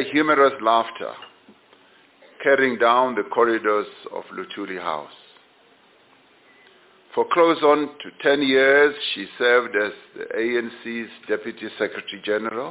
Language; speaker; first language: English; non-native, local second language; Venda